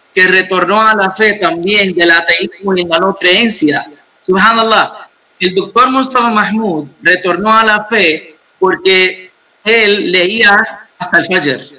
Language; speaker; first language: Spanish; non-native, fluent; Arabic